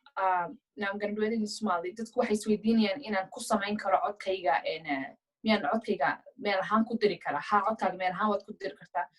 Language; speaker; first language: Somali; early bilingual, heritage; Somali